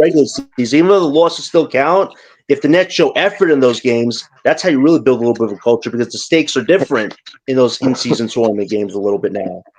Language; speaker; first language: English; native; English